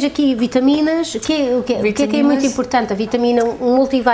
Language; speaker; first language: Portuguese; early bilingual, heritage; Portuguese